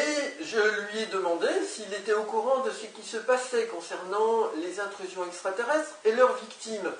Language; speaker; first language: French; native; French